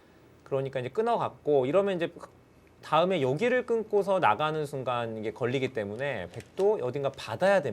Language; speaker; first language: Korean; native; Korean